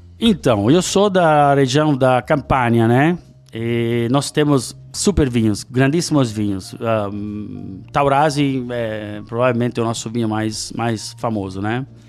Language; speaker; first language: Portuguese; non-native, fluent; Italian